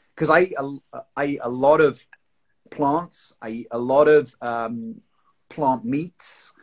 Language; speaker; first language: English; native; English